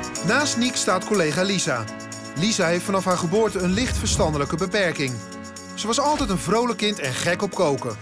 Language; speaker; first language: Dutch; native; Dutch